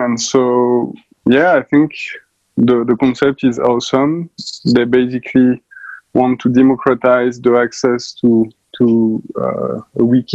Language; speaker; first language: English; non-native, fluent; French